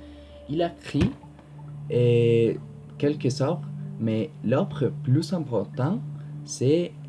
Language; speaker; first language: French; non-native, learner; Spanish